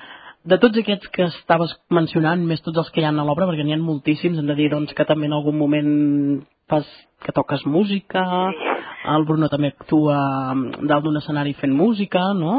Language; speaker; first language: Catalan; native; Catalan